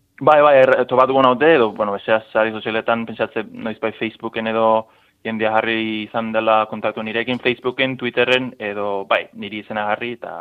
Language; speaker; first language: Basque; non-native, fluent; English